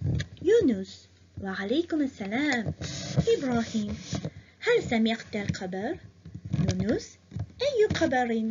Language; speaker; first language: Arabic; non-native, fluent; Morisyen